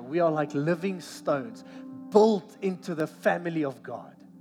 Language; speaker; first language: English; non-native, local second language; Afrikaans